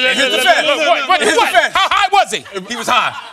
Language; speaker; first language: English; native; English